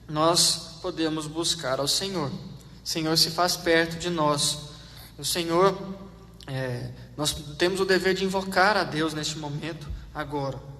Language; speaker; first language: Portuguese; native; Portuguese